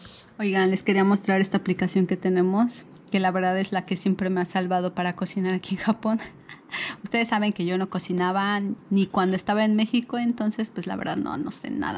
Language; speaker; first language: Spanish; native; Spanish